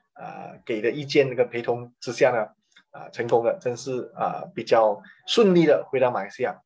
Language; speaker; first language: Chinese; native; Chinese